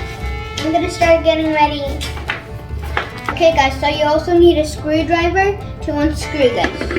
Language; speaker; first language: English; native; English